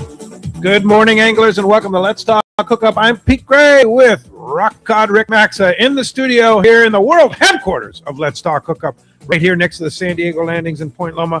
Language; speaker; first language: English; native; English